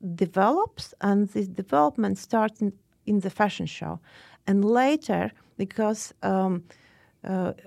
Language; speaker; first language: English; non-native, fluent; Latvian